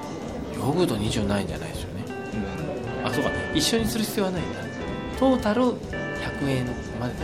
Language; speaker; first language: Japanese; native; Japanese